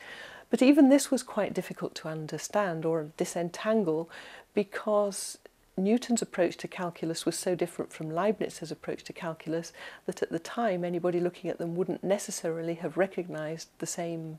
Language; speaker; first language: English; native; English